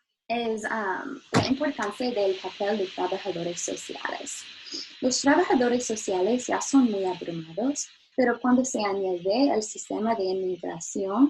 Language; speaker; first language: Spanish; non-native, learner; English